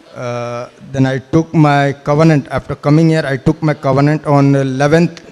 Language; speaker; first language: English; non-native, local second language; Malayalam